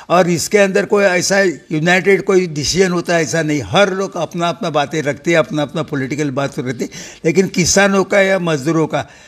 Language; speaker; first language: Hindi; non-native, local second language; Marathi